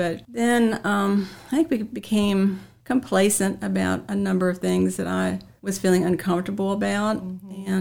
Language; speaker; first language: English; native; English